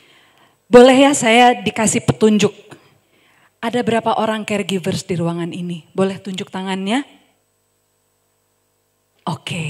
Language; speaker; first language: Indonesian; native; Indonesian